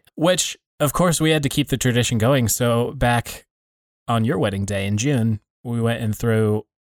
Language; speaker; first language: English; native; English